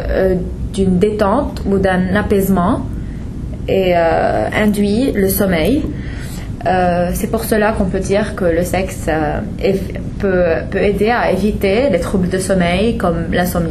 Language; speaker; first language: French; non-native, fluent; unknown